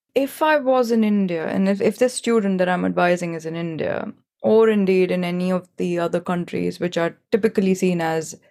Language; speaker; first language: English; non-native, local second language; Hindi